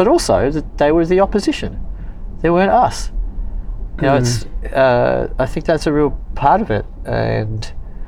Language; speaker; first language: English; native; English